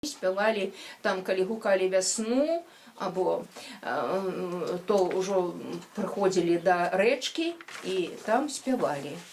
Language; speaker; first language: Belarusian; native; Belarusian